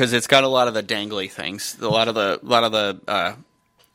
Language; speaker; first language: English; native; English